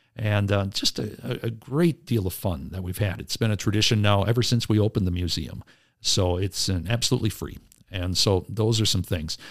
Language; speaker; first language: English; native; English